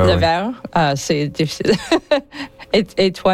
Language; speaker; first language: French; non-native, learner; English